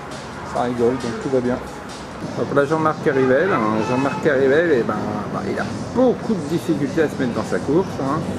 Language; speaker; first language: French; native; French